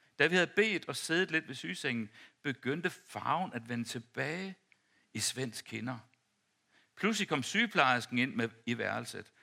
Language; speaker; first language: Danish; native; Danish